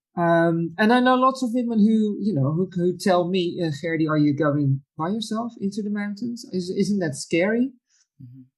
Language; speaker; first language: English; non-native, fluent; Dutch